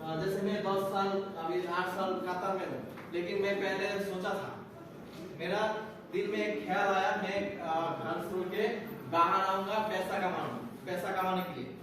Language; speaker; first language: Hindi; non-native, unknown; Bangla